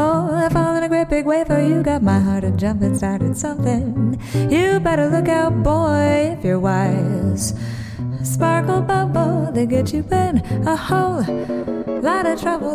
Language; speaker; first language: English; native; English